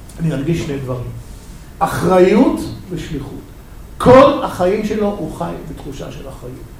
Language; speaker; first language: Hebrew; non-native, fluent; English